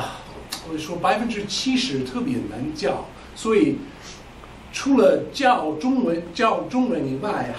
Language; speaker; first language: Chinese; non-native, fluent; English